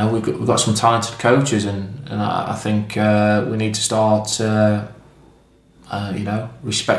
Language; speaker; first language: English; native; English